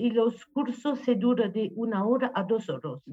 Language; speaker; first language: Spanish; non-native, learner; French